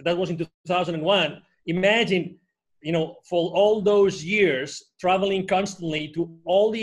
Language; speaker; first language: English; non-native, fluent; Spanish